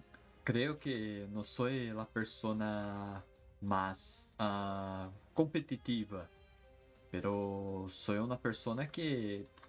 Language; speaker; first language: Spanish; non-native, learner; Portuguese